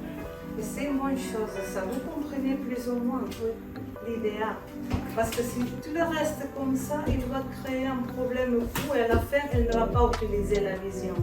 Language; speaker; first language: French; non-native, fluent; Spanish